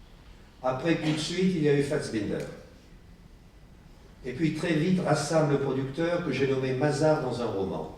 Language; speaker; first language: French; native; French